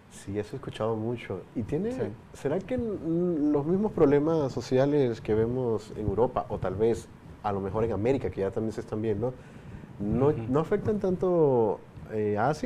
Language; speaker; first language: Spanish; native; Spanish